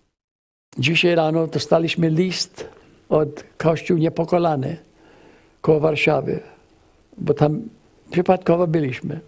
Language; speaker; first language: Polish; early bilingual, heritage; English